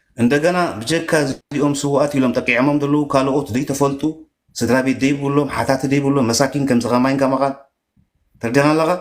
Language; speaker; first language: Tigrinya; native; Tigrinya